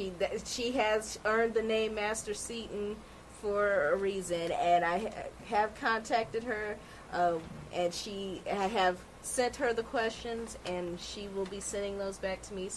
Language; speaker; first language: English; native; English